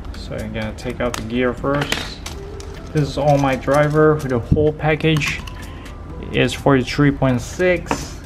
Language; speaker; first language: English; non-native, local second language; Chinese